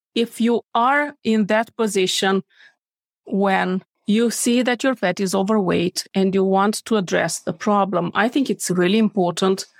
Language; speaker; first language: English; non-native, fluent; Romanian